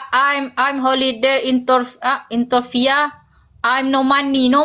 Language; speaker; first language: English; non-native, learner; Indonesian